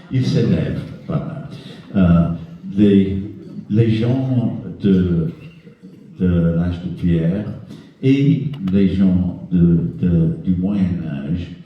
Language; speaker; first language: French; non-native, fluent; English